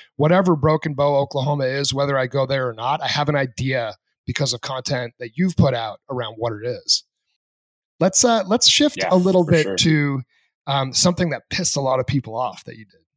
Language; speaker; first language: English; native; English